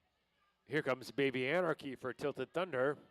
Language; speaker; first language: English; native; English